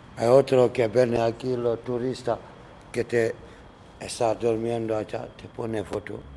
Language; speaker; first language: Spanish; non-native, learner; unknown